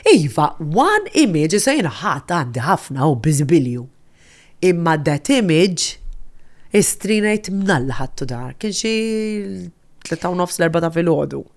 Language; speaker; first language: Maltese; native; Maltese